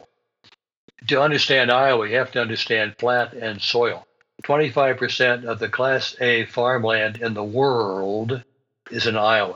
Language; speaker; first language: English; native; English